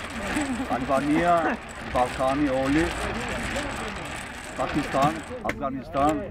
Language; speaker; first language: Greek; non-native, learner; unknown